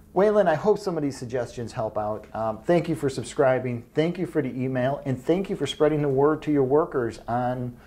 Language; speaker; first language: English; native; English